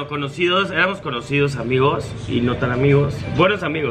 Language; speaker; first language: Spanish; native; Spanish